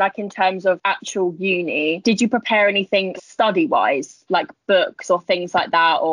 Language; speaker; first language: English; native; English